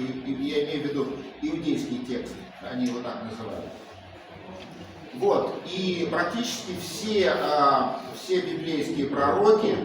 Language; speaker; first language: Russian; native; Russian